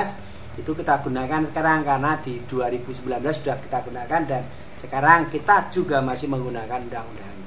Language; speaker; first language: Indonesian; native; Indonesian